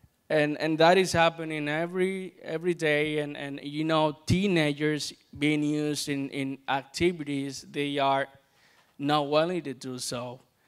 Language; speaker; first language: English; non-native, fluent; Spanish